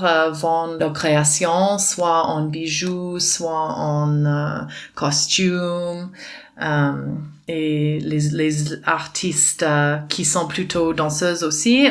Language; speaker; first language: French; non-native, fluent; English